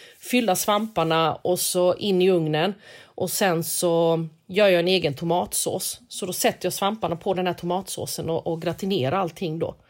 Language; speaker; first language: Swedish; early bilingual, other home language; Korean